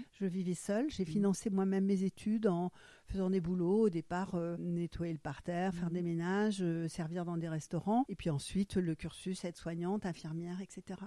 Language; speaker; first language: French; non-native, fluent; German